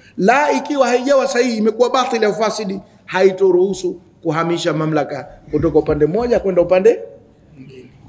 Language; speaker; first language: Swahili; native; Swahili